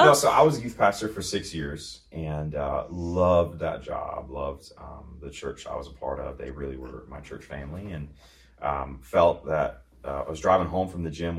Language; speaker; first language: English; native; English